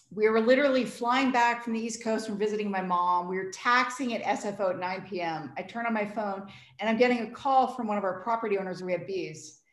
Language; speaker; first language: English; native; English